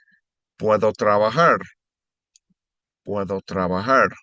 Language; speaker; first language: Spanish; non-native, fluent; English